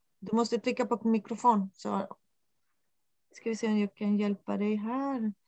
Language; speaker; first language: Swedish; non-native, fluent; Spanish